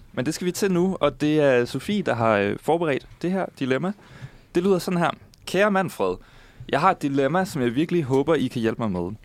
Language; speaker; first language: Danish; native; Danish